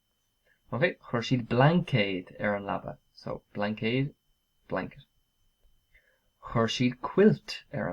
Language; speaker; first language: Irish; non-native, local second language; English